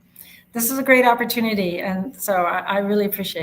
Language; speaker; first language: English; native; English